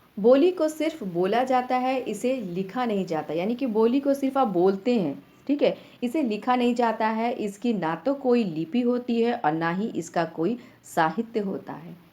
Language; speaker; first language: Hindi; native; Hindi